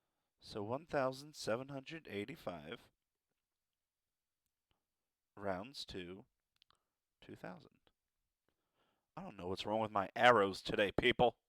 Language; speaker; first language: English; native; English